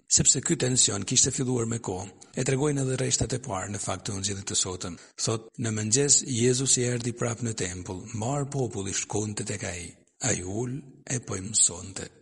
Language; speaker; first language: Albanian; native; Albanian